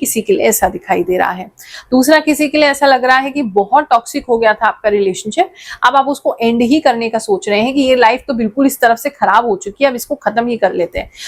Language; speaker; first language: Hindi; native; Hindi